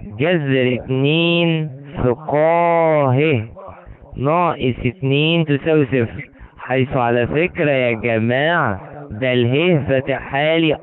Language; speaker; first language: Arabic; native; Arabic